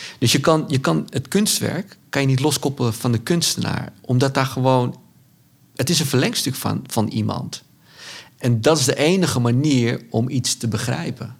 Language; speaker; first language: Dutch; early bilingual, other home language; Sranan Tongo